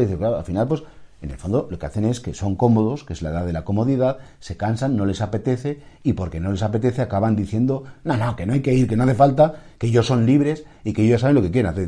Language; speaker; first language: Spanish; native; Spanish